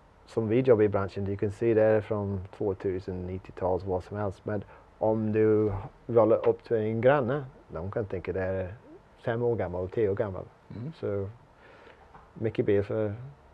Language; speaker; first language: Swedish; non-native, learner; English